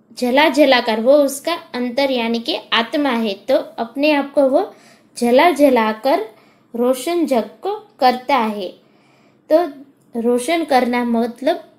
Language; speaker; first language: Hindi; non-native, local second language; Gujarati